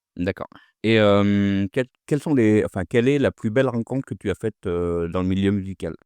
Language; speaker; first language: French; native; French